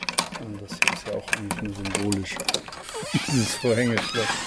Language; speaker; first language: German; native; German